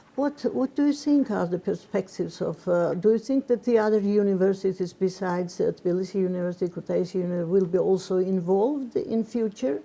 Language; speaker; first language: English; non-native, fluent; Georgian